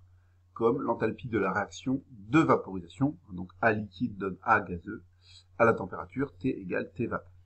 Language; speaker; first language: French; native; French